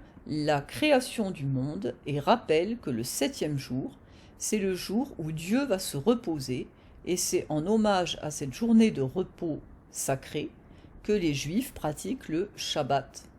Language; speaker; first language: French; native; French